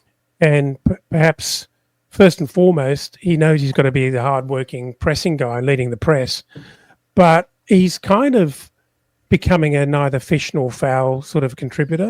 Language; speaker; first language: English; native; English